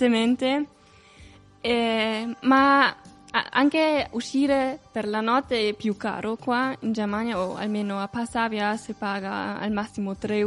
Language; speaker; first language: Italian; non-native, learner; German